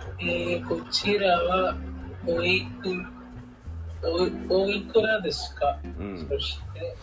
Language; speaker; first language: Japanese; non-native, learner; English